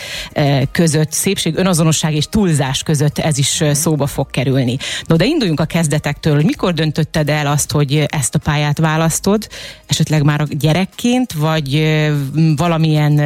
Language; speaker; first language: Hungarian; native; Hungarian